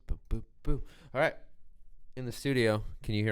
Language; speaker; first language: English; native; English